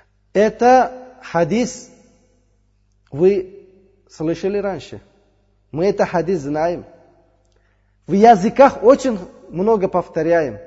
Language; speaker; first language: Russian; non-native, fluent; Uzbek